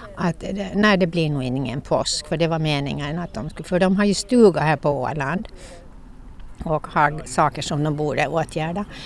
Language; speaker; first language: Swedish; native; Swedish